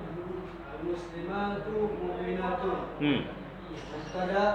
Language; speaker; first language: Arabic; non-native, learner; Indonesian